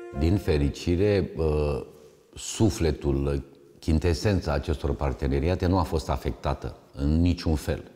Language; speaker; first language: Romanian; native; Romanian